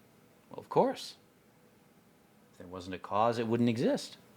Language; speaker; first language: English; native; English